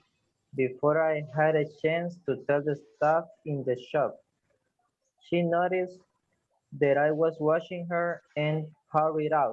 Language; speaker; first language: English; non-native, fluent; Spanish